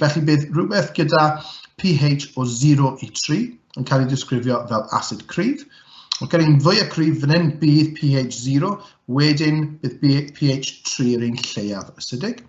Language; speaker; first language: Welsh; native; Welsh